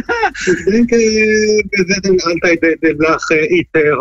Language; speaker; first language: Dutch; non-native, fluent; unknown